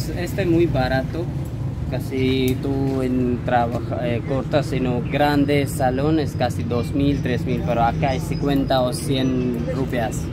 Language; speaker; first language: Spanish; non-native, learner; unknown